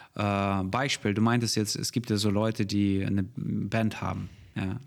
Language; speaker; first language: German; non-native, fluent; Russian